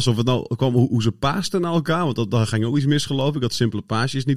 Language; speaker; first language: Dutch; native; Dutch